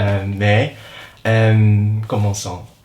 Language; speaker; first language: French; non-native, learner; English